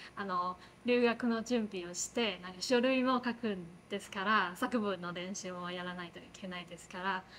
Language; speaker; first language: Japanese; non-native, fluent; Chinese